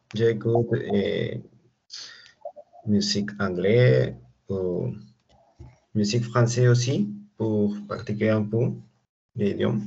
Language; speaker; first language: French; non-native, learner; Spanish